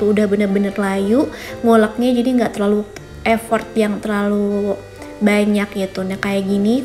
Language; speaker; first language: Indonesian; native; Indonesian